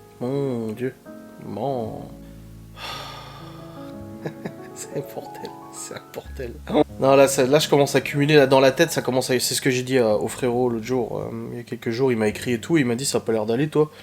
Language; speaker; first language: French; native; French